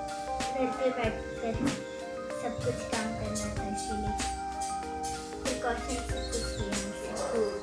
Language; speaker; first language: Hindi; non-native, local second language; Malayalam